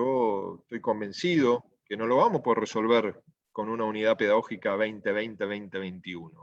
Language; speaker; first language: Spanish; native; Spanish